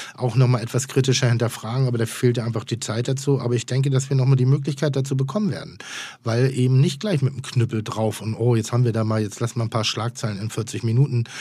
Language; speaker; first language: German; non-native, fluent; Turkish